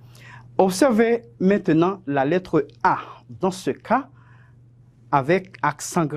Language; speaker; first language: French; non-native, fluent; Spanish